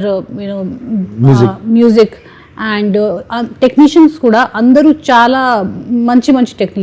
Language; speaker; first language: Telugu; non-native, fluent; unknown